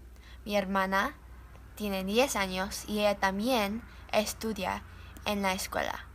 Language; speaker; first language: Spanish; non-native, learner; English